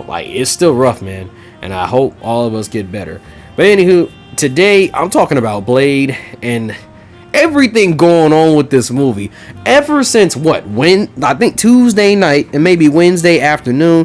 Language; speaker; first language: English; native; English